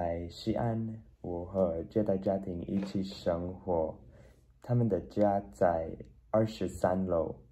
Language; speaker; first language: Chinese; non-native, learner; Spanish